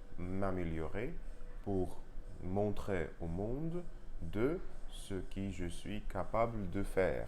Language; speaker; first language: French; non-native, learner; Russian